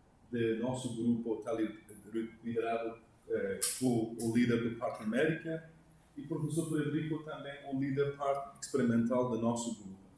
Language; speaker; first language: Portuguese; non-native, learner; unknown